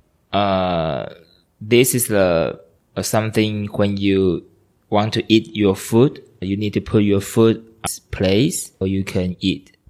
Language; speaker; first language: English; non-native, learner; Chinese